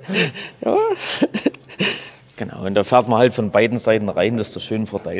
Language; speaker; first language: German; native; German